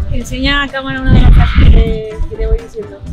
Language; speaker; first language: Spanish; native; Spanish